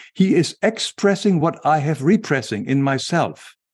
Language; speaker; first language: English; non-native, fluent; German